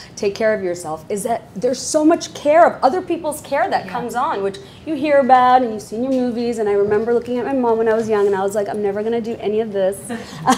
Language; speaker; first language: English; non-native, local second language; Bangla